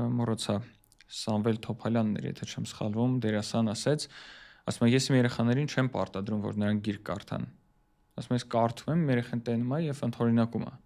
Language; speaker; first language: Armenian; early bilingual, heritage; Armenian